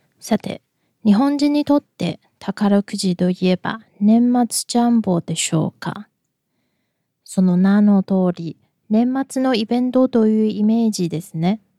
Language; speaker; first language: Japanese; non-native, fluent; Chinese